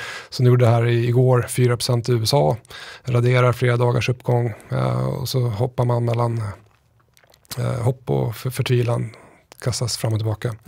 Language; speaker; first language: Swedish; native; Swedish